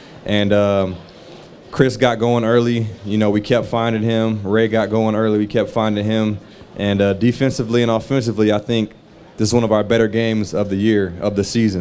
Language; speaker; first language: English; native; English